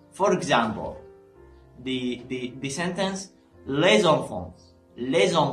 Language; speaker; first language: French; non-native, learner; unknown